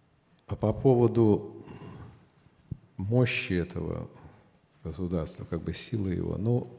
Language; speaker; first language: Russian; native; Russian